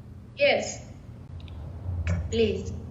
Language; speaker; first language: English; non-native, fluent; Spanish